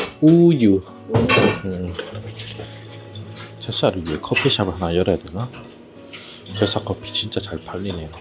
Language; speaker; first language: Korean; native; Korean